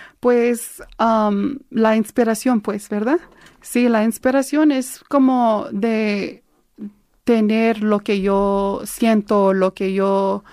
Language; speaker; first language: Spanish; early bilingual, heritage; Spanish